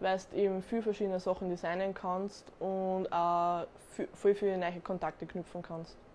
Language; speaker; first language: German; native; German